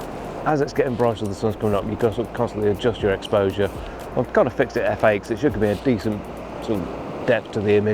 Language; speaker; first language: English; native; English